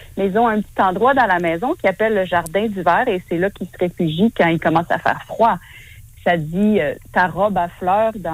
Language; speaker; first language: French; native; French